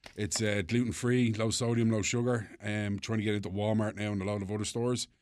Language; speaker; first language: English; native; English